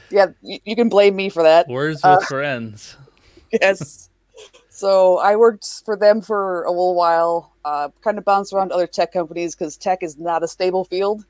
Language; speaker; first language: English; native; English